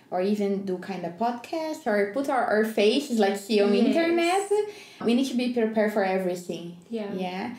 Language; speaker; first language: English; non-native, learner; Portuguese